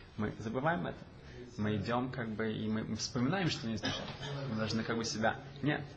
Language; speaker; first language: Russian; early bilingual, heritage; Russian